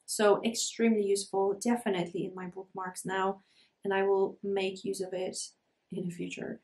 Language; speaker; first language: English; non-native, fluent; Polish